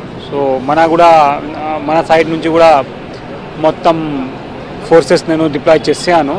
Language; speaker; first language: Telugu; non-native, local second language; Urdu